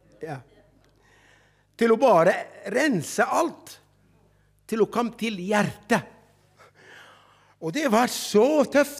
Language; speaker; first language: Norwegian; non-native, fluent; Arabic